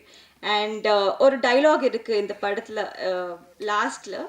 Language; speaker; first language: Tamil; non-native, learner; Telugu